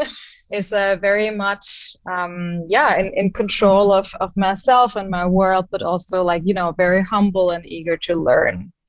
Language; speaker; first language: English; non-native, fluent; German